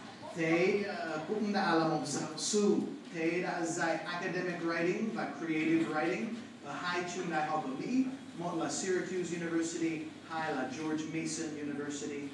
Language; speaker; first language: Vietnamese; non-native, fluent; English